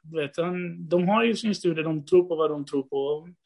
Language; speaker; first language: Swedish; early bilingual, other home language; Portuguese